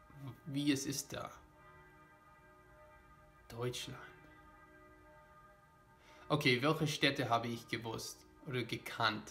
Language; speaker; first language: German; non-native, fluent; English